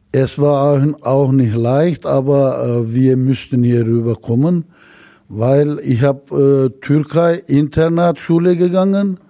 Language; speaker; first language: German; non-native, fluent; Turkish